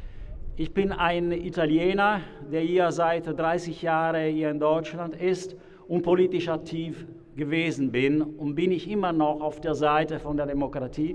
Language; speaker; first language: German; non-native, fluent; Italian